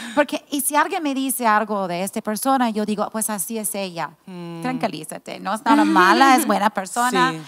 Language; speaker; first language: Spanish; non-native, fluent; English